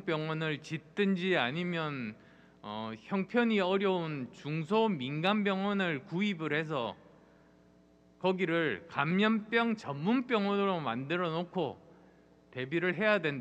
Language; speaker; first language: Korean; native; Korean